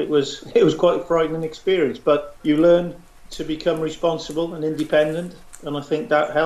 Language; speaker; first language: English; native; English